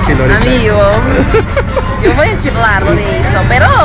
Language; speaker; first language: Spanish; non-native, fluent; Portuguese